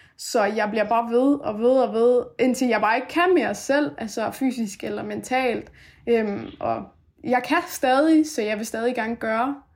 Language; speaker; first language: Danish; early bilingual, other home language; Persian